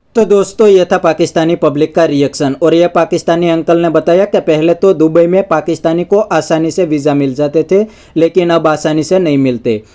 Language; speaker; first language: Hindi; native; Hindi